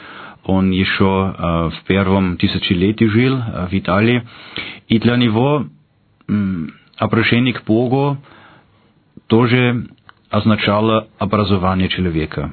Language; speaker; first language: Russian; non-native, fluent; German